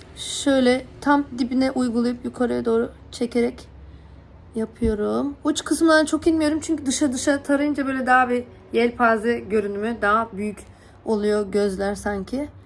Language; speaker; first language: Turkish; early bilingual, heritage; Turkish